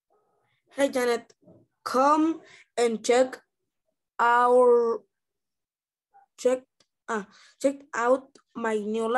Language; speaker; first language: English; non-native, learner; Spanish